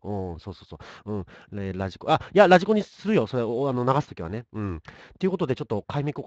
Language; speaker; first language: Japanese; native; Japanese